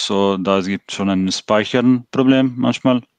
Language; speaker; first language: German; non-native, fluent; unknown